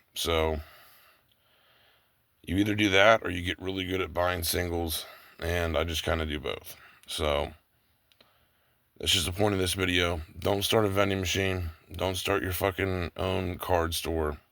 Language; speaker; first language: English; native; English